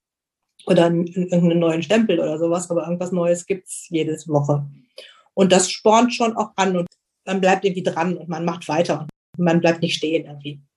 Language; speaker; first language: German; native; German